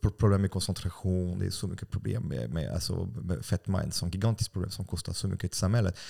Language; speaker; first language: Swedish; non-native, fluent; French